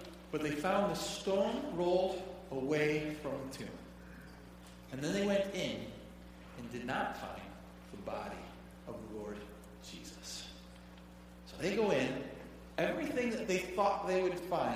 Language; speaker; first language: English; native; English